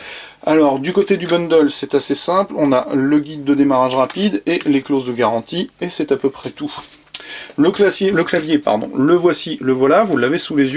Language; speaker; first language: French; native; French